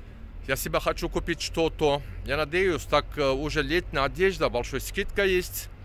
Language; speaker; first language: Russian; non-native, learner; Turkish